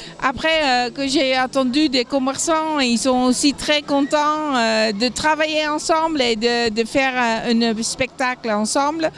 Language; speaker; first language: French; non-native, fluent; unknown